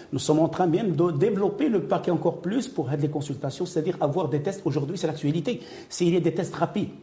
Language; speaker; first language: French; non-native, local second language; Arabic